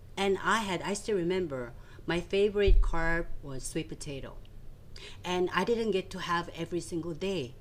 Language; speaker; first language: English; non-native, fluent; Korean